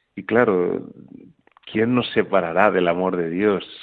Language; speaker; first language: Spanish; native; Spanish